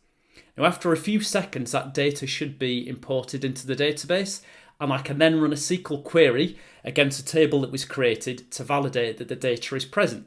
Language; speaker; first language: English; native; English